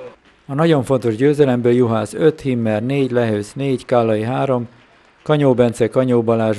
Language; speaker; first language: Hungarian; native; Hungarian